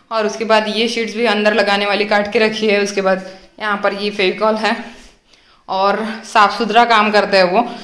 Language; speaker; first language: Hindi; non-native, local second language; Marathi